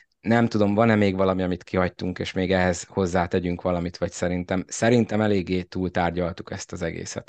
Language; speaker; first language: Hungarian; native; Hungarian